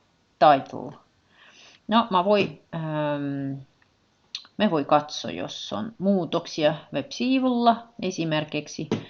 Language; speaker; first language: Finnish; non-native, learner; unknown